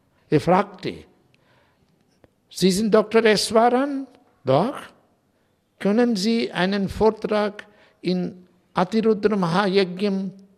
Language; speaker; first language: German; non-native, fluent; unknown